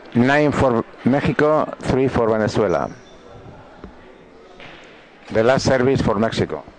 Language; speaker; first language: English; non-native, learner; Spanish